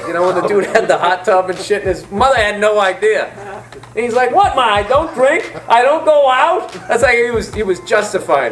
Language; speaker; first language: English; native; English